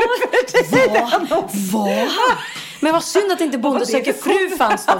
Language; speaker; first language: Swedish; native; Swedish